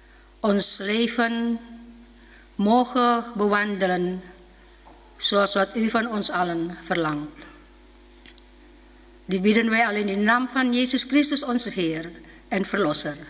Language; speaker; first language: Dutch; non-native, fluent; Indonesian